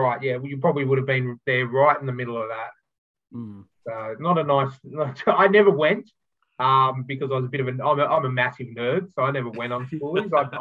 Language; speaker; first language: English; native; English